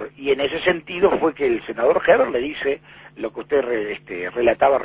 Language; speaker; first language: Spanish; native; Spanish